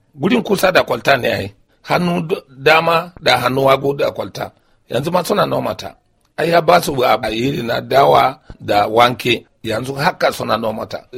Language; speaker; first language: Hausa; non-native, local second language; Kanuri